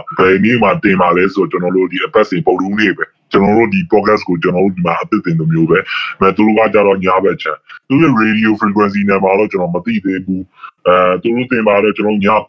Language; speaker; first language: Burmese; native; Burmese